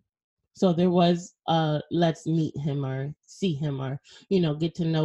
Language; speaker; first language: English; native; English